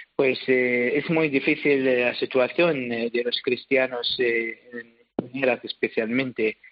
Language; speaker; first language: Spanish; non-native, learner; Arabic